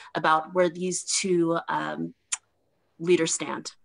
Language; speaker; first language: English; native; English